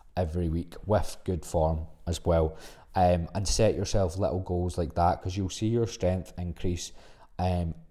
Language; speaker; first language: English; native; English